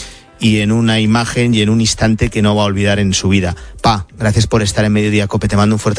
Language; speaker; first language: Spanish; native; Spanish